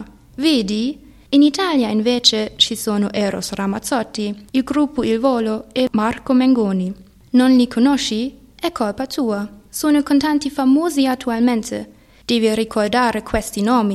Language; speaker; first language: Italian; non-native, learner; German